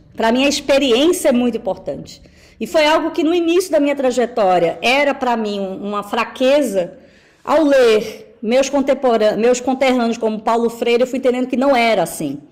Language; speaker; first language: Portuguese; native; Portuguese